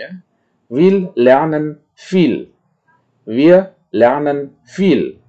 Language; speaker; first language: German; non-native, fluent; Indonesian